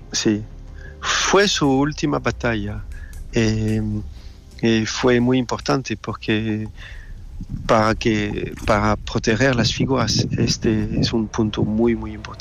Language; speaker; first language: Spanish; non-native, fluent; French